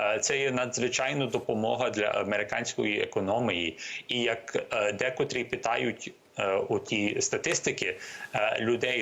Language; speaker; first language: Ukrainian; early bilingual, heritage; Ukrainian